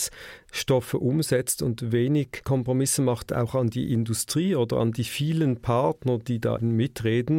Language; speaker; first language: German; native; German